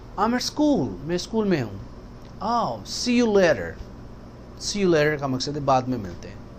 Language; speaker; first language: Urdu; native; Urdu